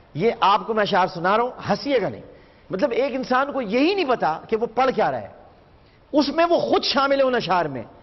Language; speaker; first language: Urdu; native; Urdu